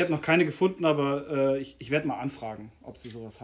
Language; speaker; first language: German; native; German